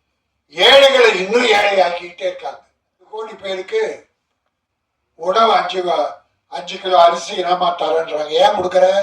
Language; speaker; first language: Tamil; native; Tamil